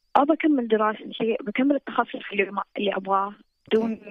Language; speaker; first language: Arabic; native; Arabic